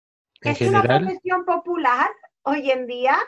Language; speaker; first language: Italian; non-native, learner; Spanish